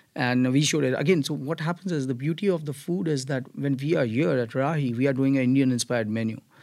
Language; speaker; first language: English; non-native, local second language; Gujarati